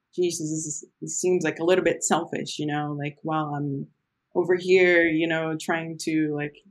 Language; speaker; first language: English; early bilingual, other home language; Portuguese